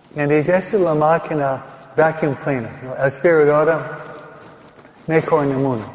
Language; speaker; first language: Spanish; non-native, fluent; English